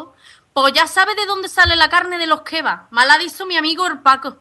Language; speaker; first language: Spanish; native; Spanish